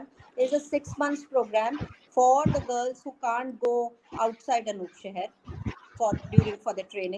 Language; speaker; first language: English; non-native, local second language; Hindi